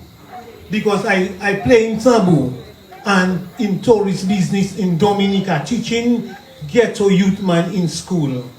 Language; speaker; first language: English; non-native, local second language; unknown